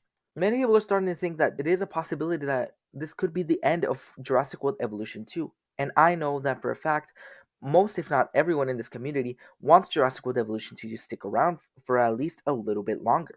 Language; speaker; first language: English; native; English